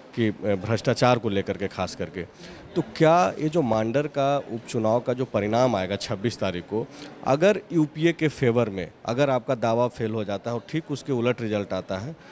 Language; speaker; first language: Hindi; native; Hindi